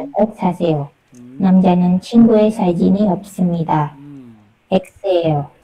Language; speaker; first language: Korean; non-native, learner; Indonesian